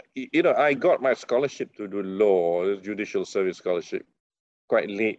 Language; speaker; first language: English; non-native, local second language; Malay